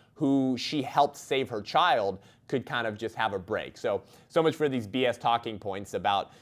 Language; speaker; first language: English; native; English